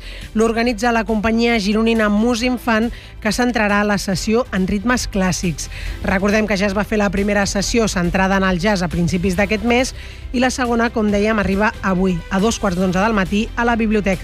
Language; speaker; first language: Catalan; native; Catalan